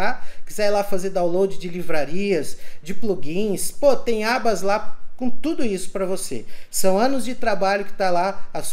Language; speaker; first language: Portuguese; native; Portuguese